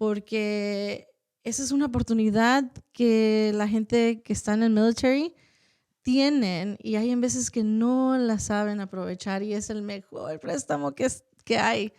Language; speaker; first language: Spanish; early bilingual, heritage; Spanish